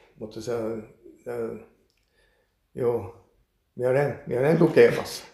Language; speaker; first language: Finnish; early bilingual, heritage; Finnish